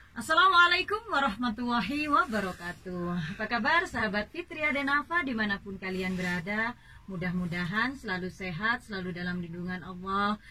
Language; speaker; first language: Indonesian; native; Indonesian